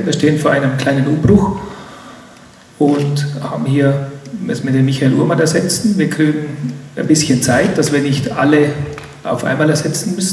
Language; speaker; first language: German; native; German